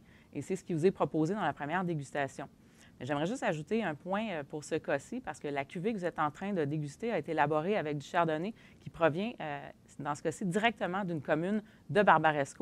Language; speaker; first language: French; native; French